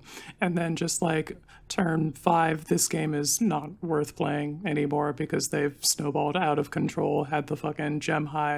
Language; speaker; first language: English; native; English